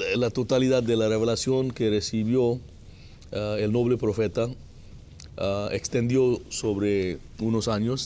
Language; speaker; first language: Spanish; non-native, fluent; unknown